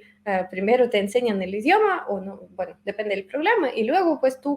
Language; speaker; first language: Spanish; non-native, fluent; Russian